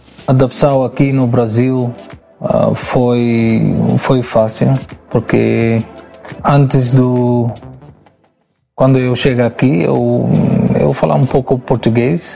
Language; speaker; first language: Portuguese; non-native, learner; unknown